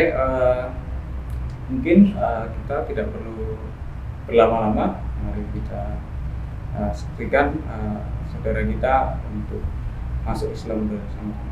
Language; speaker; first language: Indonesian; native; Indonesian